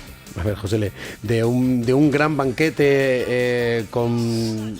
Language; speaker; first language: Spanish; native; Spanish